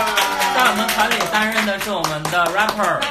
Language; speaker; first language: Chinese; native; Chinese